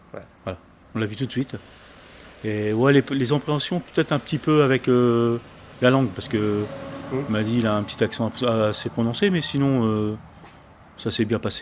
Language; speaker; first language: French; native; French